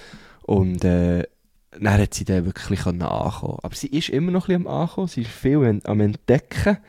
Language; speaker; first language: German; native; German